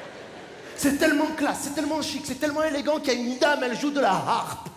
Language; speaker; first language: French; native; French